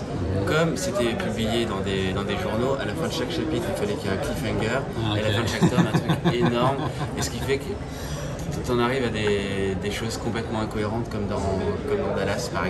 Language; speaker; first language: French; native; French